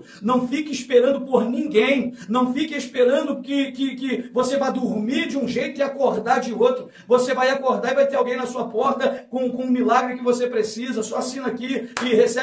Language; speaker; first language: Portuguese; native; Portuguese